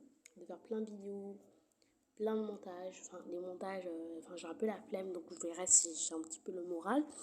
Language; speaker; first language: French; native; French